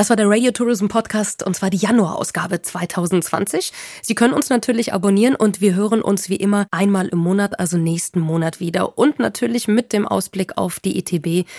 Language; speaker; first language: German; native; German